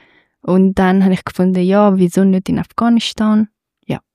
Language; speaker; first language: German; non-native, fluent; Persian